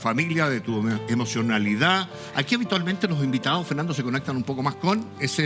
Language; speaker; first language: Spanish; native; Spanish